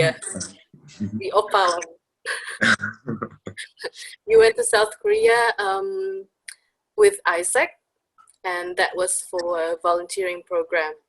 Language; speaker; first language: English; non-native, fluent; Indonesian